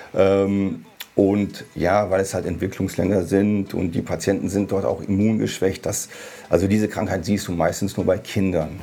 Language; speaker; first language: German; native; German